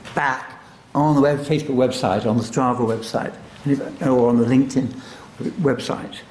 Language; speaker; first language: English; native; English